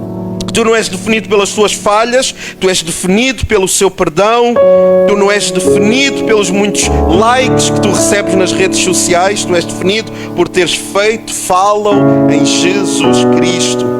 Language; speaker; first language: Portuguese; native; Portuguese